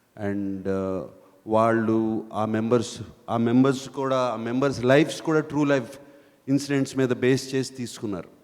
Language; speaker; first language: Telugu; native; Telugu